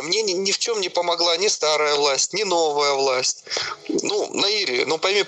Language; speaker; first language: Russian; native; Russian